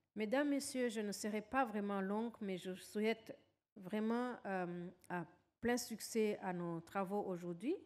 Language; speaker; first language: French; non-native, local second language; Rundi